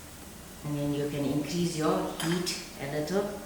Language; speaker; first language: English; native; English